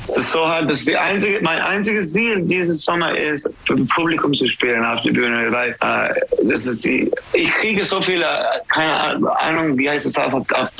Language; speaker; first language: German; non-native, fluent; English